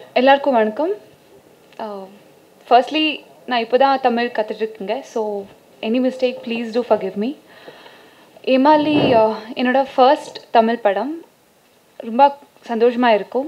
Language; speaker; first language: Tamil; non-native, learner; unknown